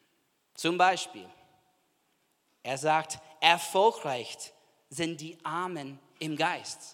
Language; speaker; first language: German; non-native, fluent; English